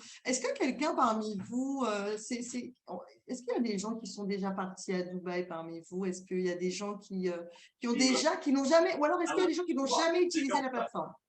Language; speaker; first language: French; native; French